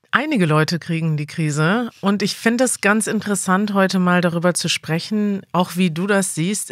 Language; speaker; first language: German; native; German